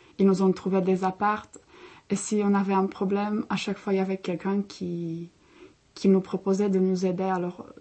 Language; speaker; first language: French; non-native, fluent; Czech